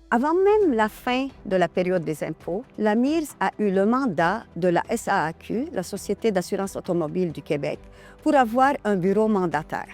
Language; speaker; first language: French; non-native, local second language; Arabic